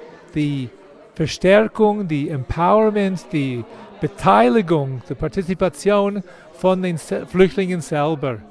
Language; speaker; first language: German; non-native, fluent; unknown